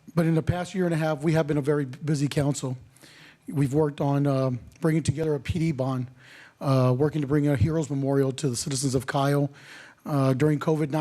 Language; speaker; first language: English; native; English